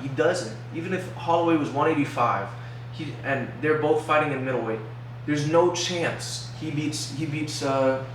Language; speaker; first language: English; native; English